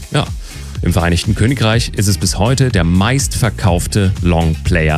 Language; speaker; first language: German; native; German